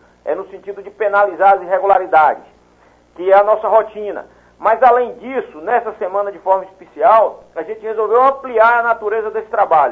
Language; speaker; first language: Portuguese; native; Portuguese